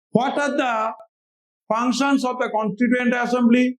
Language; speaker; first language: English; non-native, local second language; Bangla